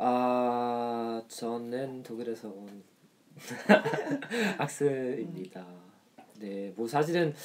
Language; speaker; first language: Korean; non-native, learner; German